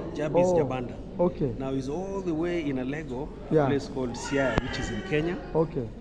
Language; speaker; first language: English; non-native, local second language; Luo (Kenya and Tanzania)